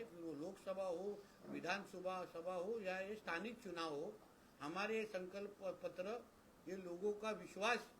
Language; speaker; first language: Hindi; non-native, local second language; Marathi